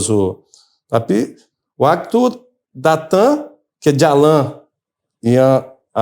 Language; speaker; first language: Indonesian; non-native, fluent; Portuguese